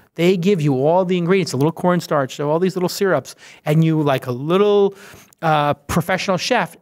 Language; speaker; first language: English; native; English